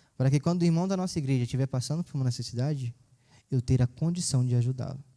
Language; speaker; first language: Portuguese; native; Portuguese